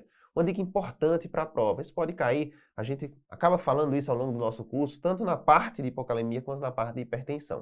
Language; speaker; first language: Portuguese; native; Portuguese